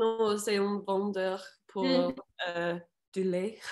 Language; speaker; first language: French; non-native, learner; English